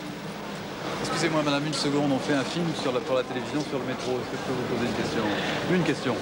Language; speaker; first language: French; native; French